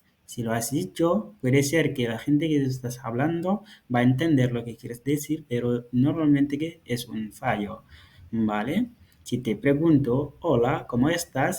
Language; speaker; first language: Spanish; non-native, fluent; Fula